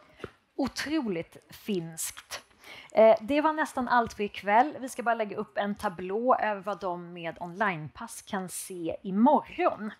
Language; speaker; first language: Swedish; native; Swedish